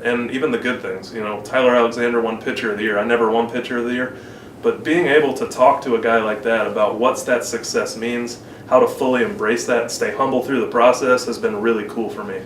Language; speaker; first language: English; native; English